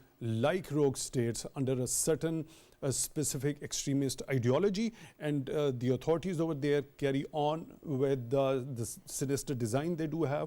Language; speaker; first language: English; non-native, local second language; Urdu